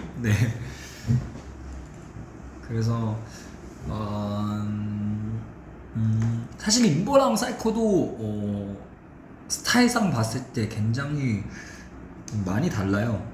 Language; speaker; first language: Korean; non-native, fluent; Chinese